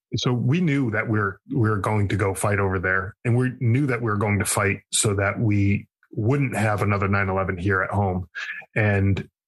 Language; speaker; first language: English; native; English